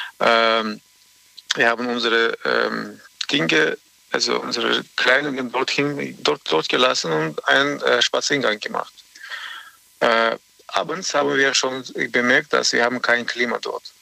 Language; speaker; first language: German; non-native, learner; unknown